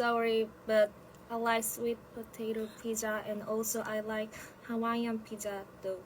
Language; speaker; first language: English; non-native, learner; Korean